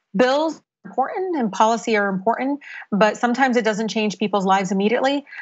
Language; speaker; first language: English; native; English